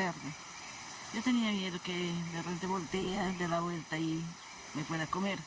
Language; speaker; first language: Spanish; non-native, local second language; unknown